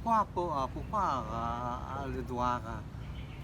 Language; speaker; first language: French; non-native, fluent; Khmer